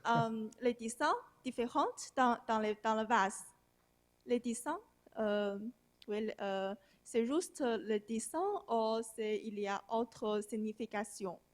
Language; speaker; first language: French; non-native, learner; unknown